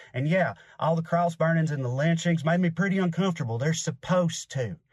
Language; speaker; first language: English; native; English